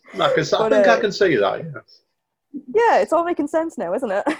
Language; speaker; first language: English; native; English